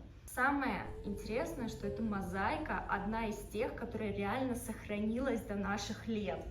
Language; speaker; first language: Russian; native; Russian